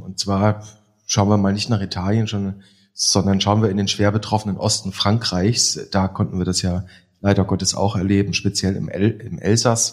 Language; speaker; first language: German; native; German